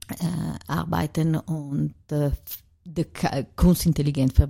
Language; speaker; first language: German; non-native, learner; Italian